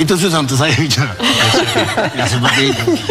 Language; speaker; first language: Indonesian; non-native, fluent; Spanish